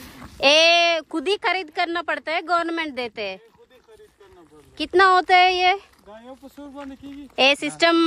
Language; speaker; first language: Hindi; non-native, local second language; Telugu